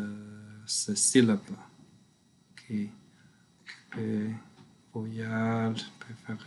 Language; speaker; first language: French; non-native, learner; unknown